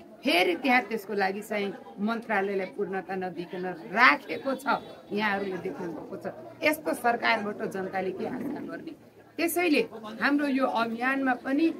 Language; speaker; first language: Nepali; non-native, local second language; Maithili